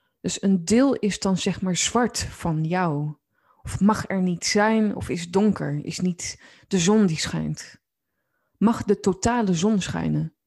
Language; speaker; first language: Dutch; native; Dutch